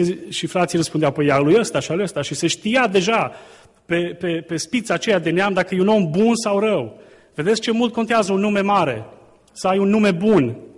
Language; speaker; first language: Romanian; native; Romanian